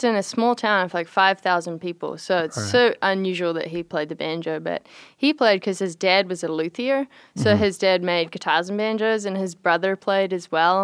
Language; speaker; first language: English; native; English